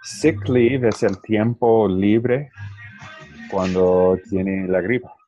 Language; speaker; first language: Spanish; non-native, learner; English